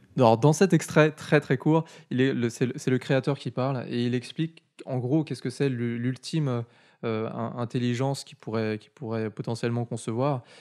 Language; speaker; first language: French; native; French